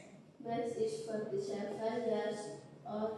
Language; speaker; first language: English; non-native, learner; Indonesian